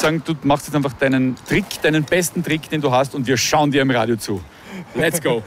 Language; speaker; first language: German; native; German